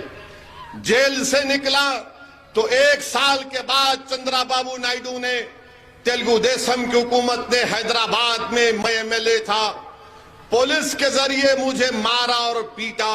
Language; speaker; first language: Urdu; native; Urdu